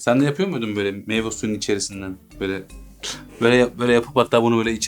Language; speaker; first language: Turkish; native; Turkish